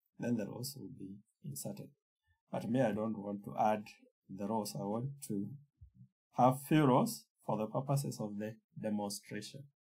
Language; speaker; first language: English; non-native, local second language; Kikuyu